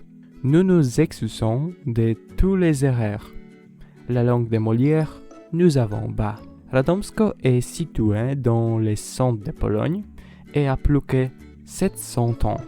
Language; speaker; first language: French; non-native, learner; Polish